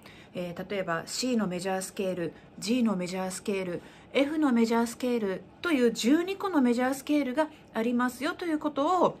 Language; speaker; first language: Japanese; native; Japanese